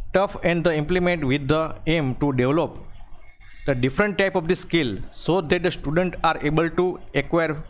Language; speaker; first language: English; non-native, local second language; Gujarati